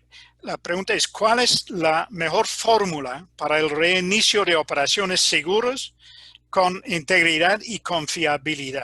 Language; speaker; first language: Spanish; non-native, fluent; English